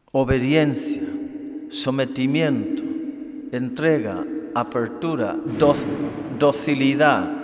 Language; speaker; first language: Spanish; non-native, fluent; English